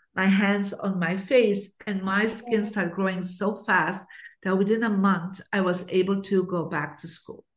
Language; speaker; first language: English; non-native, fluent; Dutch